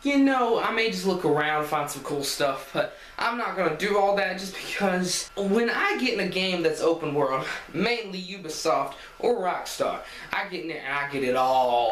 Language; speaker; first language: English; native; English